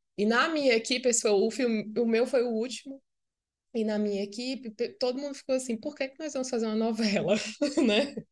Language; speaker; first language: Portuguese; native; Portuguese